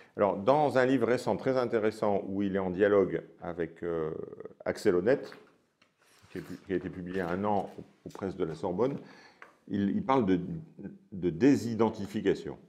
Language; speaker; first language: French; native; French